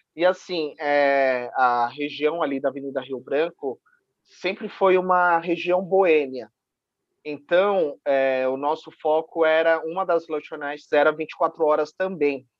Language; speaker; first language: Portuguese; native; Portuguese